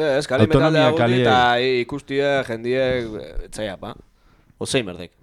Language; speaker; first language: Basque; native; Basque